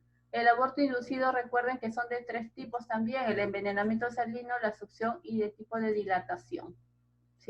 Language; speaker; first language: Spanish; native; Spanish